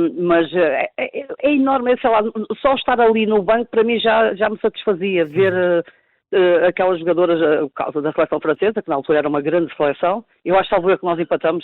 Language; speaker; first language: Portuguese; native; Portuguese